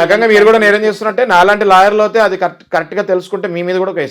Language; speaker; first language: Telugu; native; Telugu